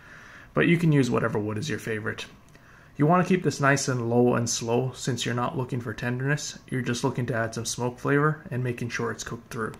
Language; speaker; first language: English; native; English